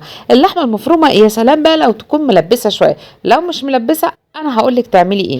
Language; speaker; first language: Arabic; native; Arabic